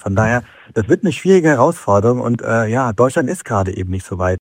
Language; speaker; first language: German; native; German